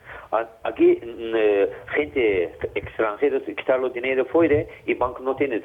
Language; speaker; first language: Spanish; non-native, learner; Azerbaijani